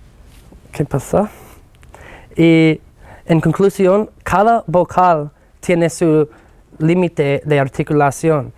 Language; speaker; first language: Spanish; non-native, fluent; English